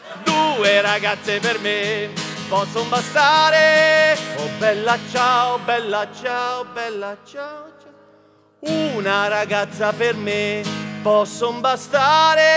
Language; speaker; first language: Italian; native; Italian